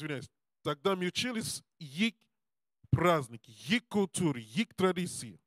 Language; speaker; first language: Russian; non-native, learner; English